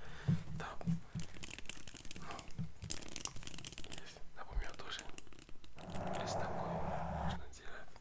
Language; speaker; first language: Russian; non-native, learner; French